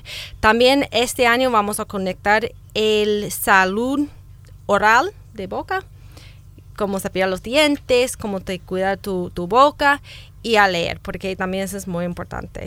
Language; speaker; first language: Spanish; non-native, fluent; English